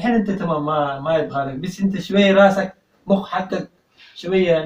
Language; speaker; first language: Arabic; native; Arabic